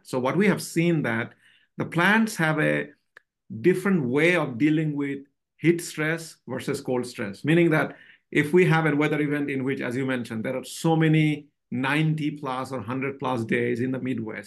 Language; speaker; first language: English; non-native, local second language; Bangla